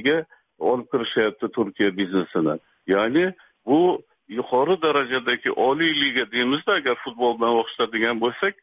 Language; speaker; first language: Turkish; non-native, learner; Uzbek